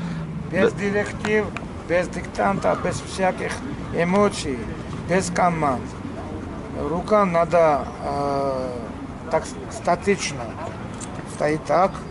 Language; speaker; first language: Russian; non-native, fluent; Georgian